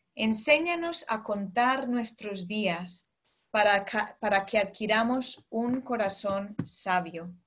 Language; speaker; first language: Spanish; early bilingual, heritage; Spanish